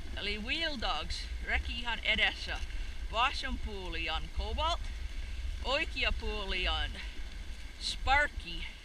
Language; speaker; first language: Finnish; non-native, learner; English